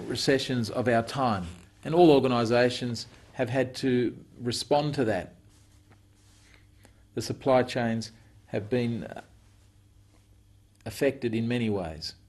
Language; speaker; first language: English; native; English